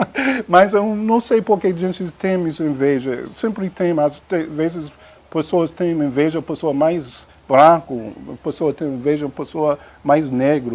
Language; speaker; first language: Portuguese; non-native, learner; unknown